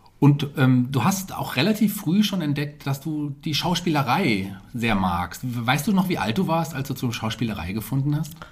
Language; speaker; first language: German; native; German